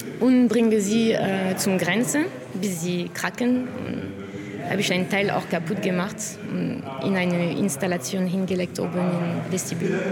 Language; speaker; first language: German; non-native, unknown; French